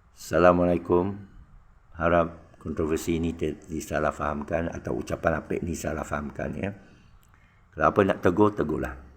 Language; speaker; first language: Malay; non-native, local second language; Chinese